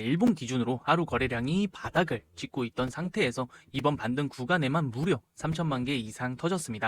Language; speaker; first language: Korean; native; Korean